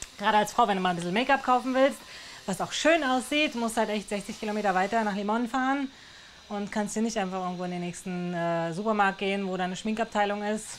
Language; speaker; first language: German; native; German